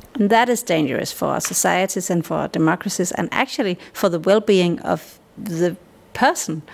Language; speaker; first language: English; non-native, fluent; Danish